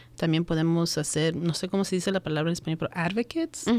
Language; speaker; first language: Spanish; early bilingual, heritage; Spanish